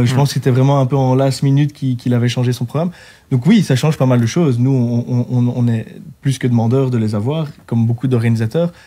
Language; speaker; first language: French; native; French